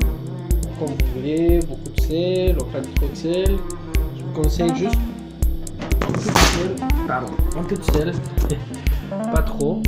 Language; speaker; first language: French; non-native, fluent; Spanish